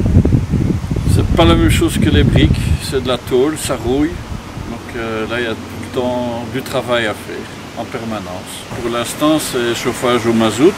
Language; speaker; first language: French; native; French